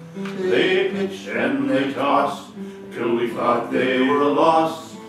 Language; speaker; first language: English; native; English